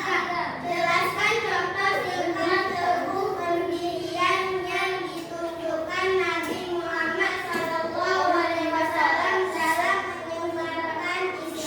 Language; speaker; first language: Indonesian; native; Indonesian